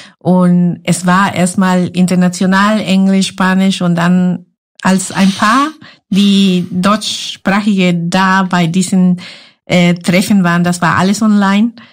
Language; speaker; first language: German; non-native, fluent; Spanish